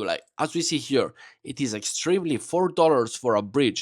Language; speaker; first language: English; non-native, fluent; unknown